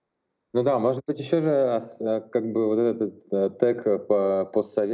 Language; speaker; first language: Russian; native; Russian